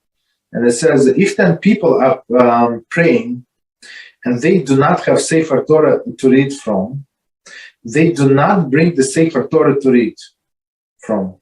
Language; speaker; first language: English; non-native, fluent; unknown